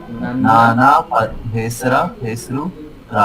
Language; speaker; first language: Kannada; non-native, learner; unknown